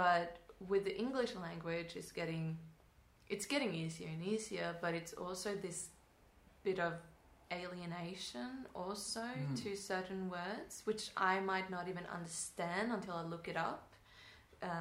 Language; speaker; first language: English; non-native, fluent; Swedish